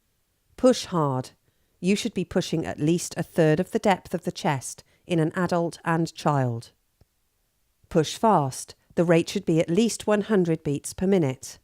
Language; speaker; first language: English; native; English